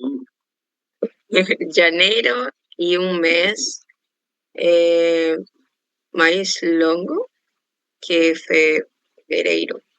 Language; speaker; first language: Portuguese; non-native, learner; Spanish